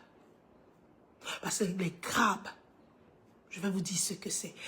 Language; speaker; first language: French; native; French